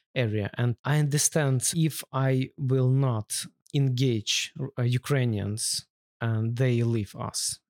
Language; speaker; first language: English; non-native, learner; Ukrainian